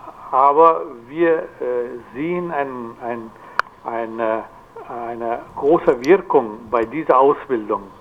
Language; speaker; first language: German; non-native, fluent; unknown